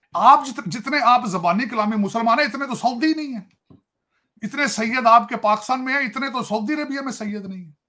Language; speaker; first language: Urdu; non-native, local second language; Punjabi